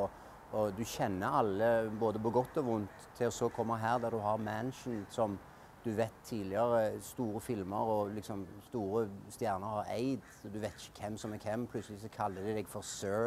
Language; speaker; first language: Norwegian; native; Norwegian